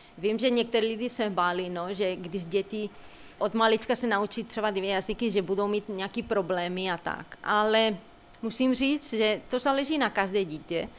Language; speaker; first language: Czech; non-native, fluent; Spanish